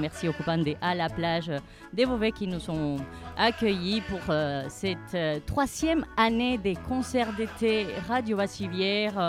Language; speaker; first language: French; native; French